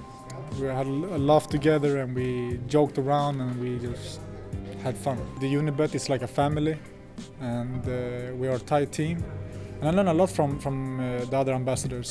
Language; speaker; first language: English; non-native, fluent; Swedish